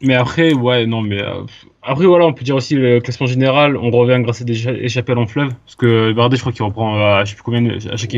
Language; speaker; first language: French; native; French